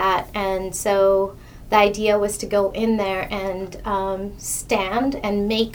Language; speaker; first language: English; non-native, local second language; Hindi